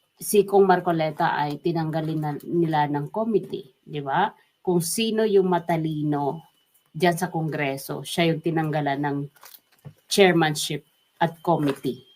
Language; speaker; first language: Filipino; non-native, local second language; Waray